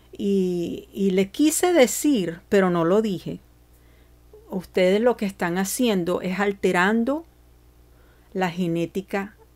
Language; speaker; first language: Spanish; early bilingual, heritage; Spanish